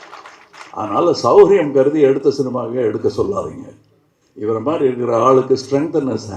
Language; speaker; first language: Tamil; native; Tamil